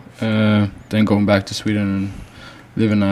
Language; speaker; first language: English; non-native, fluent; Swedish